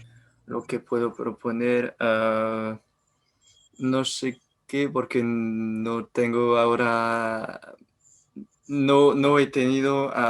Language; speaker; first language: Spanish; non-native, learner; French